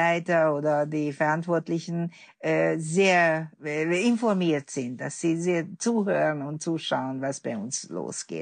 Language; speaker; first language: German; non-native, fluent; Hungarian